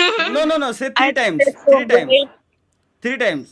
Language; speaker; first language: English; non-native, learner; Bangla